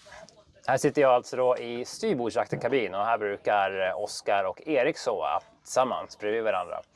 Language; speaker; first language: Swedish; native; Swedish